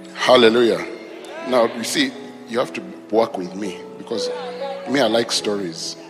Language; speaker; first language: English; non-native, local second language; Ganda